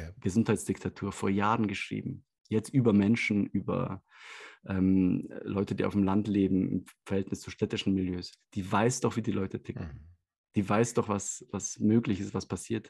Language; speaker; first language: German; native; German